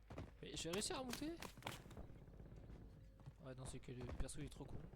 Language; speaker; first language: French; native; French